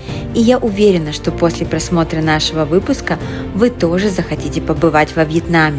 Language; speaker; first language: Russian; native; Russian